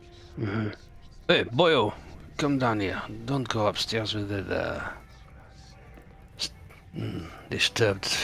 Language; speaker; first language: English; non-native, fluent; French